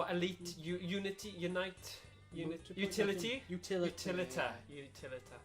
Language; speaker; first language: Welsh; native; Welsh